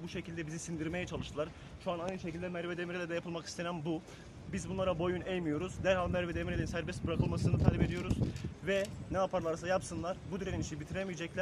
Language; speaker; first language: Turkish; native; Turkish